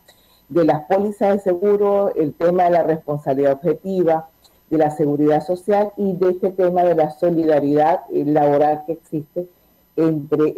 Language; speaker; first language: Spanish; native; Spanish